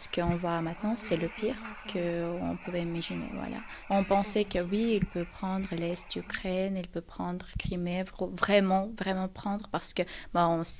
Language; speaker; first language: French; non-native, fluent; Ukrainian